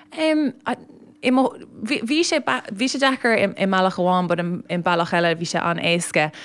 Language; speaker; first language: Irish; non-native, local second language; English